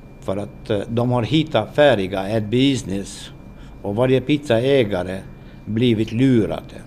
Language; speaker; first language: Swedish; non-native, fluent; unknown